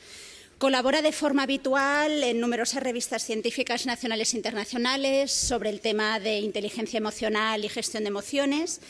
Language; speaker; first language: Spanish; native; Spanish